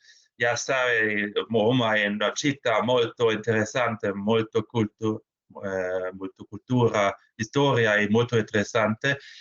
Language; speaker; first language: Italian; non-native, learner; German